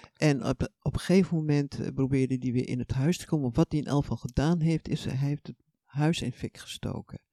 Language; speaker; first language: Dutch; native; Dutch